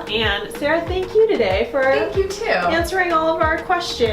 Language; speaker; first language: English; native; English